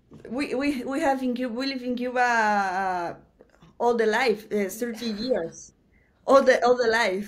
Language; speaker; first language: English; non-native, learner; Spanish